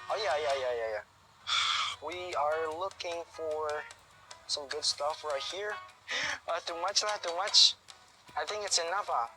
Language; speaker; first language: English; non-native, learner; Indonesian